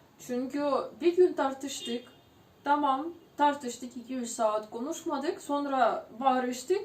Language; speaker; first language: Turkish; non-native, fluent; Ukrainian